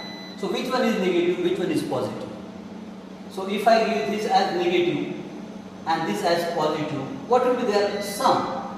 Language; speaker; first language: English; non-native, local second language; Marathi